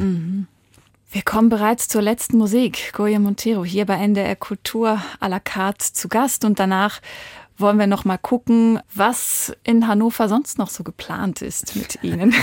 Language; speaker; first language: German; native; German